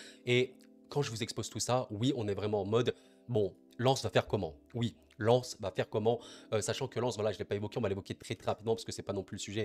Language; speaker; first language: French; native; French